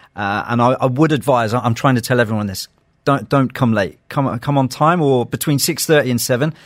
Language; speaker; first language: English; native; English